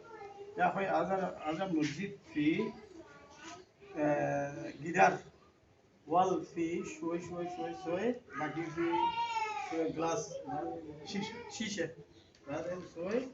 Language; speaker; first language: Arabic; non-native, learner; Bangla